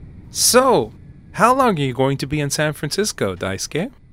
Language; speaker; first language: English; native; English